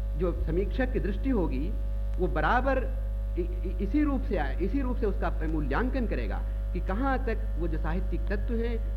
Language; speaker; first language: Hindi; native; Hindi